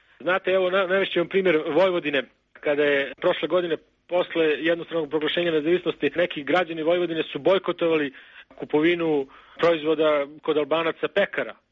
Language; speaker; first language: Serbian; native; Serbian